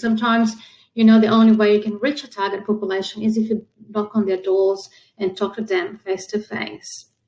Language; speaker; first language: English; non-native, fluent; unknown